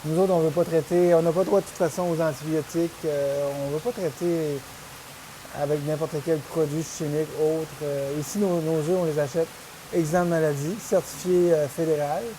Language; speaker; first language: French; native; French